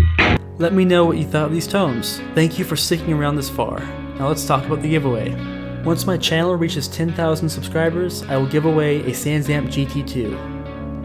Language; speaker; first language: English; native; English